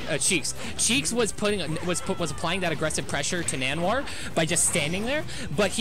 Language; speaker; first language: English; native; English